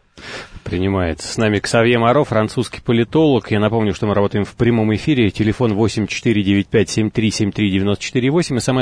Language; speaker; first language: Russian; native; Russian